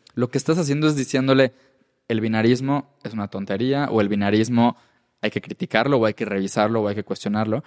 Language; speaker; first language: Spanish; native; Spanish